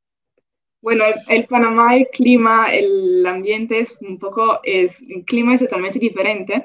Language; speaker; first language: Spanish; non-native, local second language; Italian